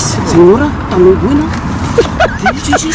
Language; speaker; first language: Spanish; non-native, learner; Filipino